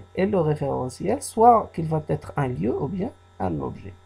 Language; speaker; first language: French; non-native, local second language; Arabic